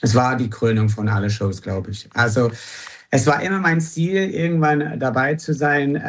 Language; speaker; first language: German; non-native, fluent; English